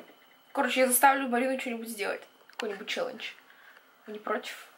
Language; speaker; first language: Russian; native; Russian